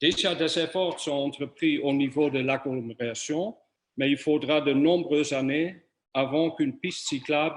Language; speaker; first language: French; non-native, fluent; Dutch